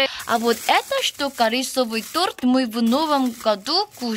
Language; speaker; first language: Russian; non-native, fluent; Korean